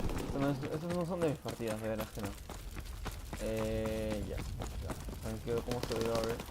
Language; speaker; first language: Spanish; native; Spanish